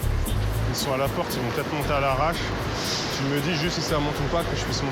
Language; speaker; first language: French; native; French